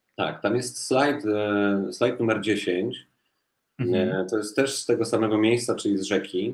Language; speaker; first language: Polish; native; Polish